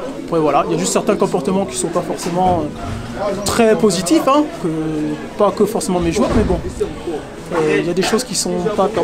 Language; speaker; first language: French; native; French